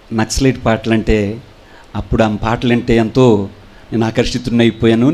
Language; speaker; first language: Telugu; non-native, local second language; Koya